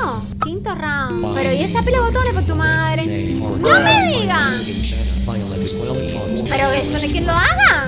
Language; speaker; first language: Spanish; native; Spanish